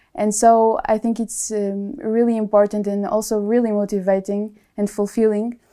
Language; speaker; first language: English; non-native, fluent; Portuguese